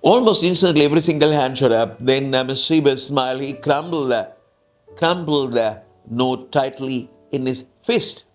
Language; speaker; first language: English; non-native, local second language; Sinhala